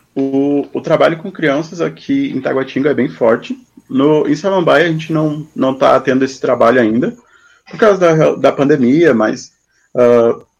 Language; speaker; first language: Portuguese; native; Portuguese